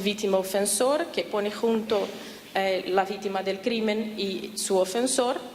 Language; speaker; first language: Spanish; non-native, fluent; Portuguese